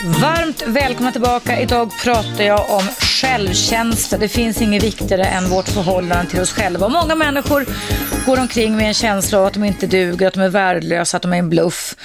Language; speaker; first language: Swedish; native; Swedish